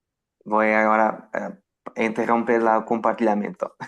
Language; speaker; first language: Spanish; non-native, fluent; Portuguese